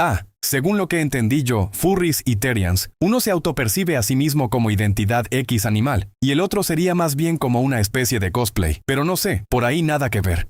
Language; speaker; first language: Spanish; native; Spanish